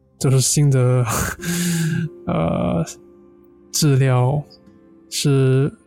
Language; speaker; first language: Chinese; non-native, fluent; English